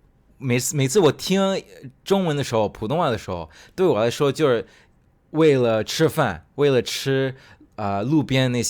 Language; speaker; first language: Chinese; non-native, fluent; Cantonese